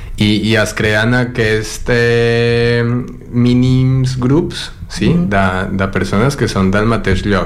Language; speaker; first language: Catalan; non-native, learner; Spanish